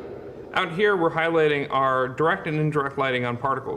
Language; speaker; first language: English; native; English